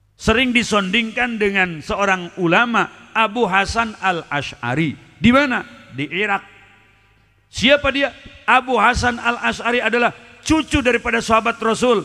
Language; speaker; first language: Indonesian; non-native, local second language; Sundanese